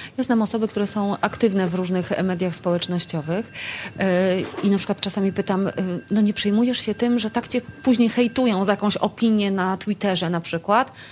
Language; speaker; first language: Polish; native; Polish